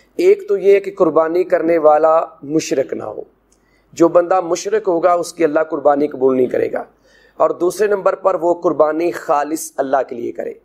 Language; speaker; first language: Urdu; non-native, local second language; Punjabi